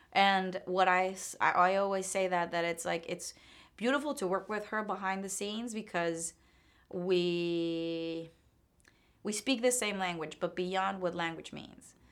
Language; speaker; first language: English; non-native, fluent; Spanish